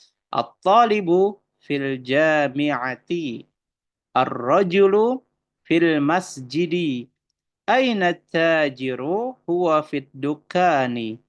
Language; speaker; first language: Arabic; non-native, fluent; Indonesian